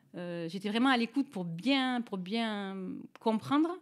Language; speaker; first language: French; native; French